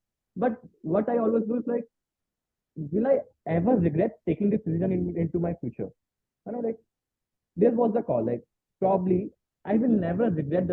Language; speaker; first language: English; non-native, local second language; Hindi